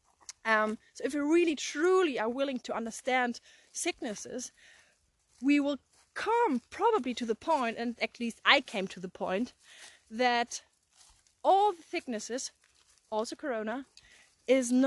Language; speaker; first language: English; non-native, fluent; German